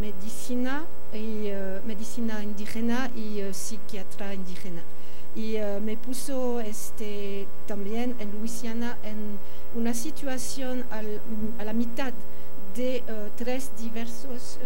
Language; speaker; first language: Spanish; non-native, fluent; French